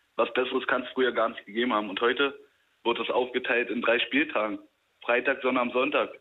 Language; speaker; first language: German; native; German